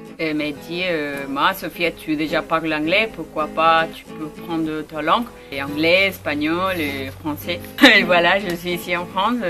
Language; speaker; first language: French; non-native, learner; Spanish